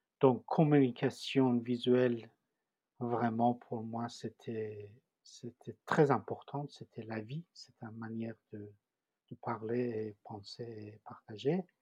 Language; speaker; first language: French; non-native, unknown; Persian